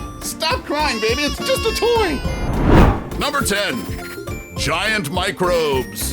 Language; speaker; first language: English; native; English